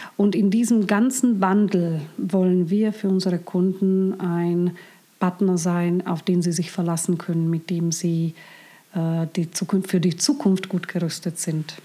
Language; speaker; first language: German; non-native, fluent; Slovak